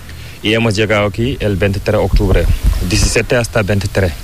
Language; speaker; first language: Spanish; non-native, learner; Fula